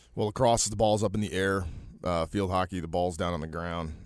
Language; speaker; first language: English; native; English